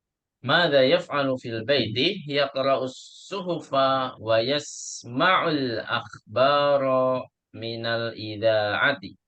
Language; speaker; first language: Arabic; non-native, learner; Indonesian